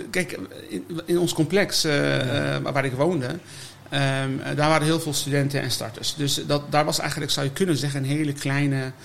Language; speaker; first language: Dutch; native; Dutch